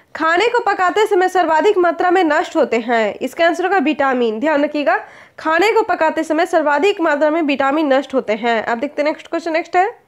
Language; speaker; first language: Hindi; native; Hindi